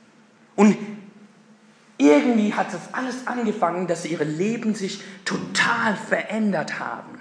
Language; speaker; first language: German; non-native, fluent; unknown